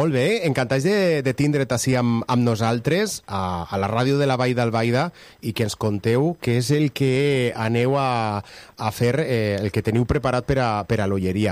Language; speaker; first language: Catalan; native; Catalan